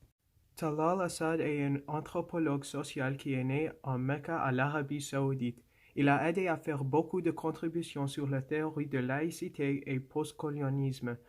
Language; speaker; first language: French; non-native, local second language; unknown